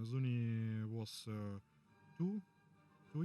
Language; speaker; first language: English; non-native, learner; Russian